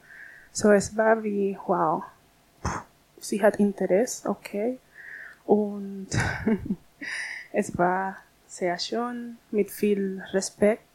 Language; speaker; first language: German; non-native, learner; Spanish